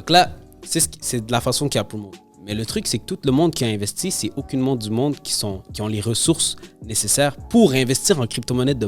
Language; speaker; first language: French; native; French